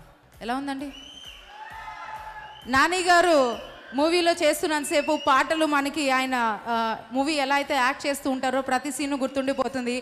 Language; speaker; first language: Telugu; native; Telugu